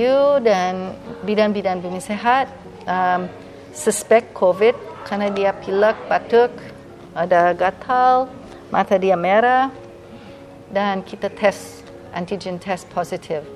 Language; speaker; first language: Indonesian; non-native, fluent; English